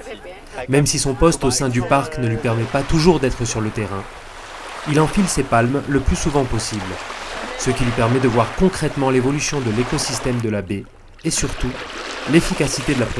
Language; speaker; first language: French; native; French